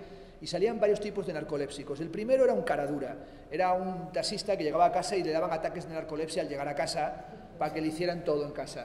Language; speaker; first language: Spanish; native; Spanish